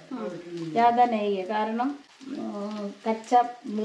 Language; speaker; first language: Hindi; non-native, local second language; Malayalam